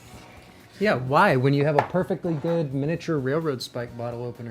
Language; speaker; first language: English; native; English